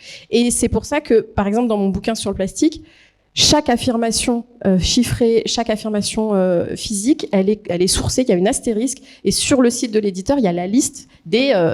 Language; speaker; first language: French; native; French